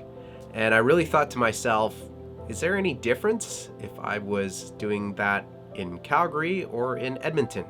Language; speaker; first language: English; native; English